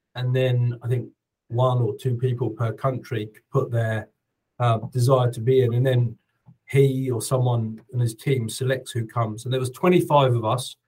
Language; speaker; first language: English; native; English